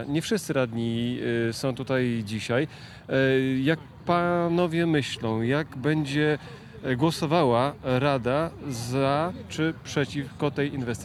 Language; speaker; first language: Polish; native; Polish